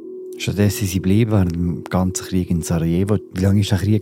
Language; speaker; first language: German; native; German